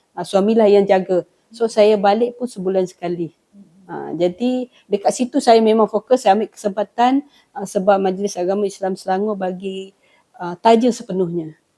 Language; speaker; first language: Malay; non-native, local second language; Iban